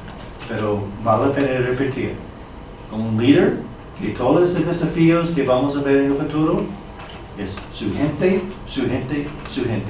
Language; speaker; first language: Spanish; non-native, fluent; English